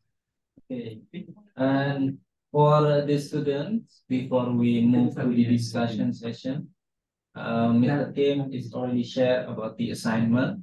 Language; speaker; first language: English; non-native, fluent; Indonesian